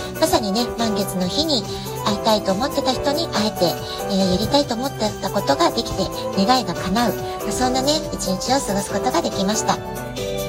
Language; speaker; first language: Japanese; native; Japanese